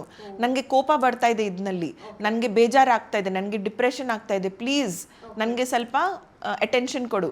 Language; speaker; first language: Kannada; non-native, local second language; Hindi